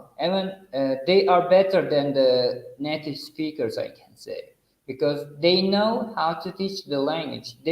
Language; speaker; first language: English; non-native, fluent; Uzbek